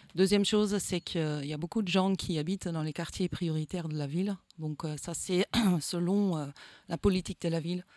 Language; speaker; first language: French; non-native, fluent; Dutch